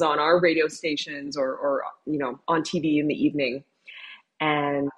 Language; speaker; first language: English; native; English